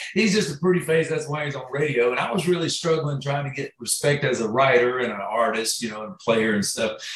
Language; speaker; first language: English; native; English